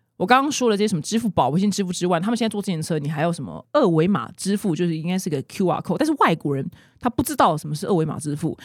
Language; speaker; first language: Chinese; native; Chinese